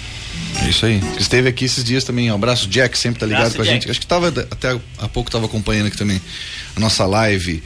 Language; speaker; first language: Portuguese; native; Portuguese